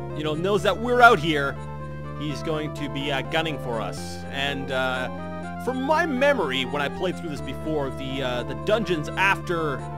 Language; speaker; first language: English; native; English